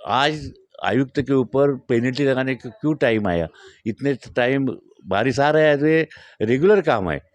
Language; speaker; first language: Hindi; non-native, local second language; Marathi